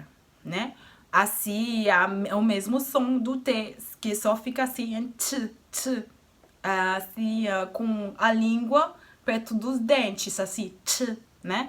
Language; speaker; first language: Portuguese; non-native, fluent; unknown